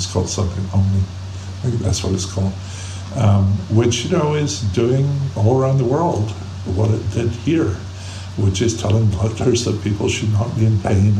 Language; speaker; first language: English; native; English